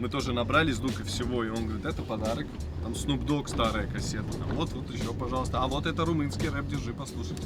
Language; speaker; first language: Russian; native; Russian